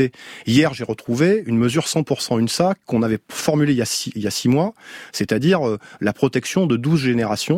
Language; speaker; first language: French; native; French